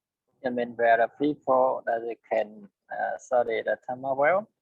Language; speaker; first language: English; non-native, learner; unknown